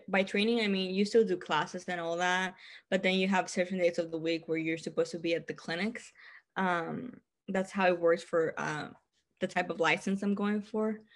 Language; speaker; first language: English; non-native, fluent; Spanish